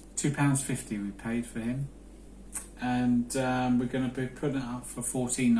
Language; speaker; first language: English; native; English